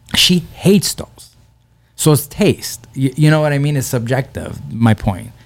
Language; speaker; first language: English; early bilingual, other home language; Persian